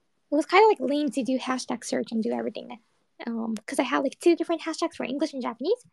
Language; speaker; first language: English; early bilingual, other home language; Japanese